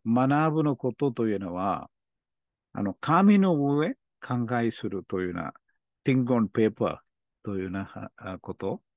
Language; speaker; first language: Japanese; non-native, learner; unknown